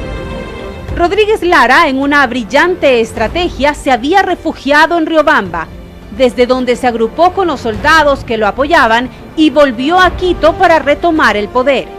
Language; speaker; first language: Spanish; native; Spanish